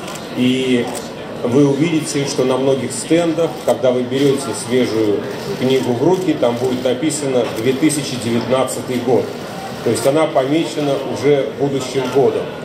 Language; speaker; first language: Russian; native; Russian